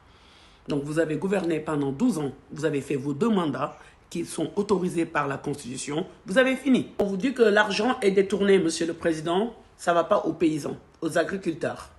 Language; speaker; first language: French; non-native, local second language; Wolof